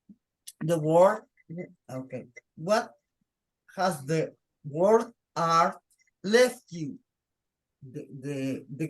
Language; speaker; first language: English; non-native, fluent; Spanish